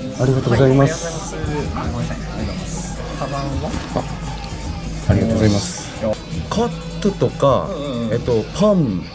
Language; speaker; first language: Japanese; non-native, learner; Korean